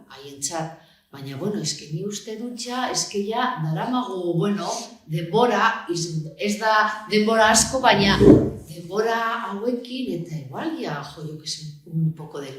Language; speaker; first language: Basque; non-native, local second language; Spanish